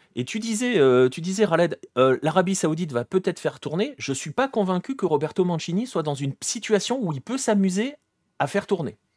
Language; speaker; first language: French; native; French